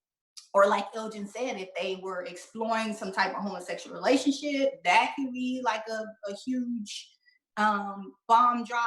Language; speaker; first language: English; native; English